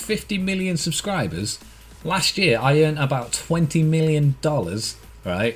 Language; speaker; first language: English; native; English